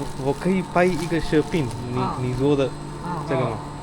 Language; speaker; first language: Chinese; non-native, learner; Sinhala